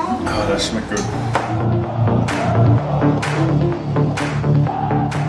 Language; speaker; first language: German; non-native, learner; English